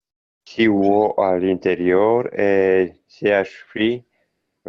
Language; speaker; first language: Spanish; non-native, learner; Italian